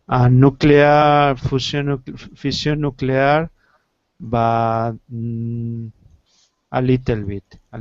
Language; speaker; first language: English; non-native, learner; Spanish